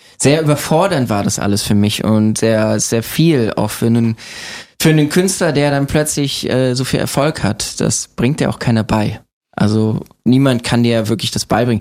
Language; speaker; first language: German; native; German